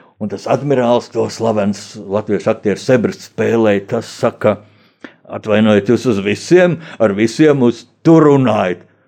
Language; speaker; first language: Latvian; native; Latvian